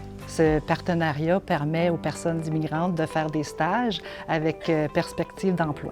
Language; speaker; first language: French; native; French